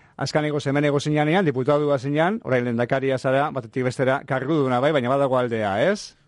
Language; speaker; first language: Basque; native; Basque